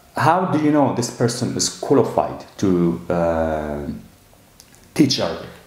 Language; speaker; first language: English; non-native, fluent; Arabic